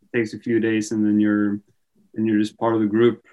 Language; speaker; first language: English; non-native, fluent; Norwegian